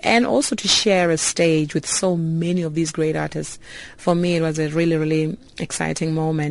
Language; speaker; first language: English; non-native, local second language; Northern Sotho